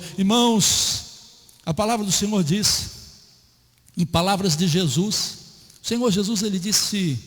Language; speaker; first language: Portuguese; native; Portuguese